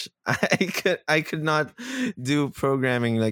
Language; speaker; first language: English; non-native, local second language; Filipino